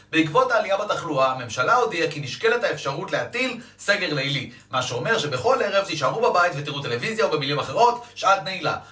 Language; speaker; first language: Hebrew; native; Hebrew